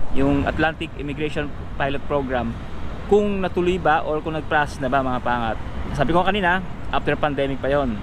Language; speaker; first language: Filipino; native; Filipino